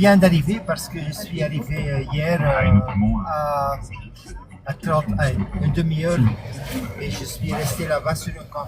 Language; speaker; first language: French; non-native, fluent; Dutch